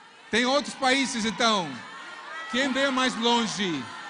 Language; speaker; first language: Portuguese; non-native, fluent; Spanish